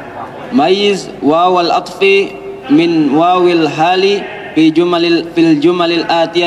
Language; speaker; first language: Arabic; non-native, learner; Indonesian